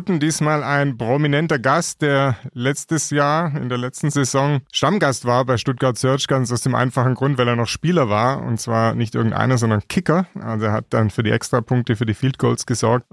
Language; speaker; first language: German; native; German